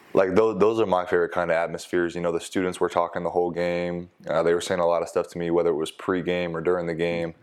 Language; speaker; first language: English; native; English